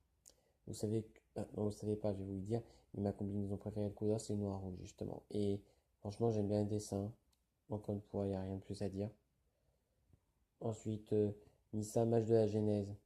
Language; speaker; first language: French; native; French